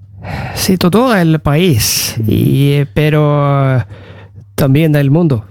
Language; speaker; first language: Spanish; non-native, learner; Norwegian